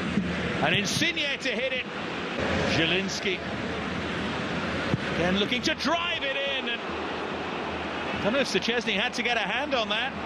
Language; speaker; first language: English; native; English